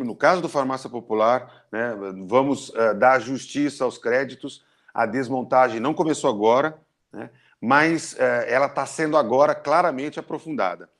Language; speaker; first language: Portuguese; native; Portuguese